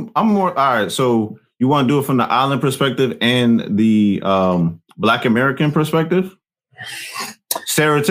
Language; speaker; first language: English; native; English